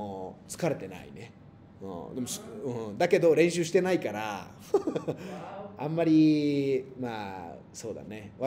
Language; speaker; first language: Japanese; non-native, fluent; Spanish